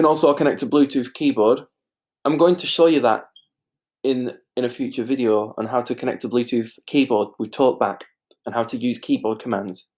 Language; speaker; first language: English; native; English